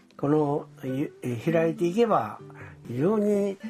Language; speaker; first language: Japanese; native; Japanese